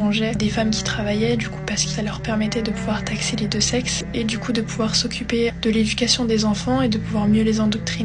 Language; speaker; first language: French; native; French